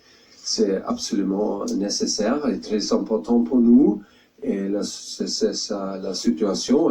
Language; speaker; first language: French; non-native, fluent; German